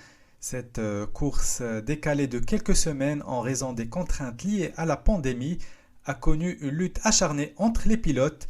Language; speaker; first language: French; non-native, local second language; Arabic